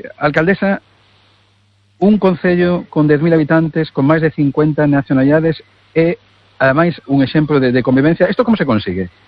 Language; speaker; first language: Galician; non-native, local second language; Spanish